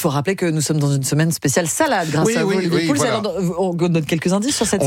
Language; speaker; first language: French; native; French